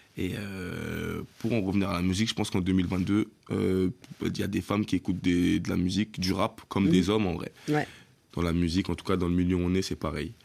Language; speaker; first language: French; native; French